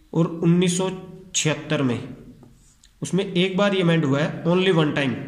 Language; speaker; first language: Hindi; non-native, local second language; Punjabi